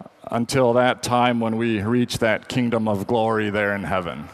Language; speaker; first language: English; native; English